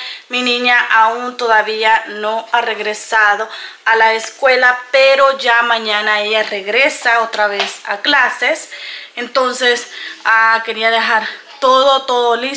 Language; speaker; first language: Spanish; native; Spanish